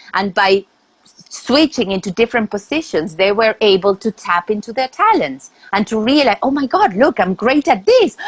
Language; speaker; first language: English; non-native, fluent; Spanish